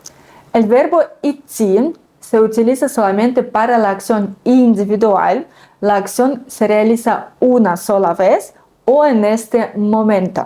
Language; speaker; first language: Spanish; non-native, fluent; Russian